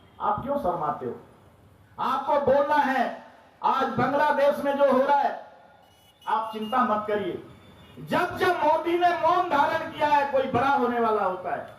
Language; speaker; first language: Hindi; native; Hindi